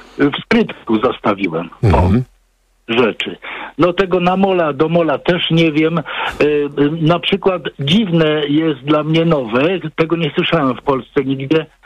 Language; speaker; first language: Polish; native; Polish